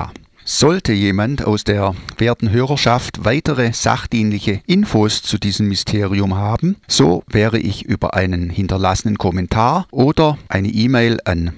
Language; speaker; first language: German; native; German